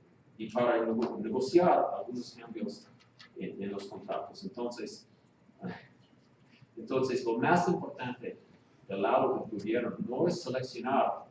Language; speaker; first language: Spanish; non-native, fluent; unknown